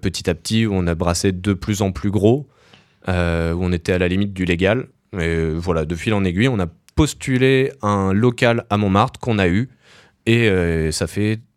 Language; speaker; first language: French; native; French